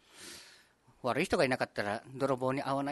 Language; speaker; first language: Japanese; native; Japanese